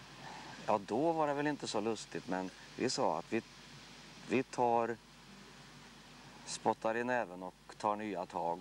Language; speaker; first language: Swedish; native; Swedish